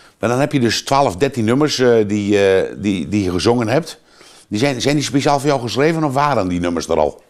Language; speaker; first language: Dutch; native; Dutch